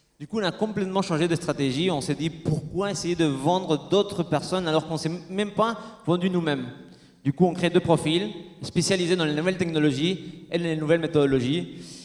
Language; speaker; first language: French; non-native, fluent; Spanish